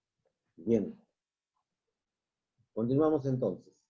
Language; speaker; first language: Spanish; native; Spanish